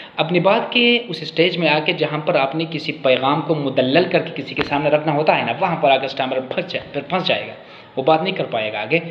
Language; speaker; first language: Urdu; non-native, local second language; Khowar